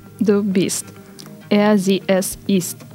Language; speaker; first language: German; non-native, fluent; Russian